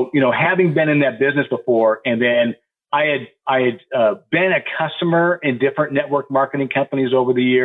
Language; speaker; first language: English; native; English